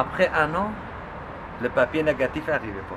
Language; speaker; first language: French; non-native, learner; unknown